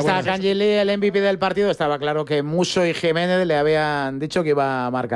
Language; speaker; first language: Spanish; native; Spanish